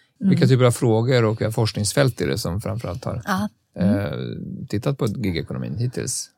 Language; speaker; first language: Swedish; native; Swedish